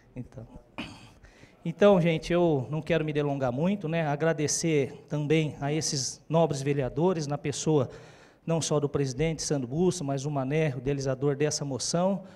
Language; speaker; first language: Portuguese; native; Portuguese